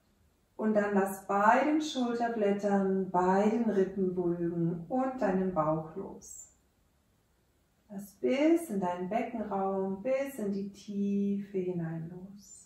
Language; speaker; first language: German; native; German